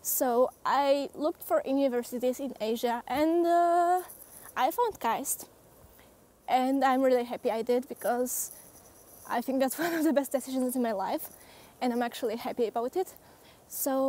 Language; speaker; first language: English; non-native, fluent; Polish